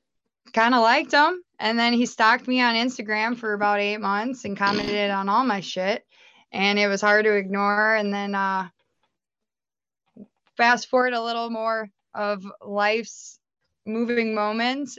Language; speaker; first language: English; native; English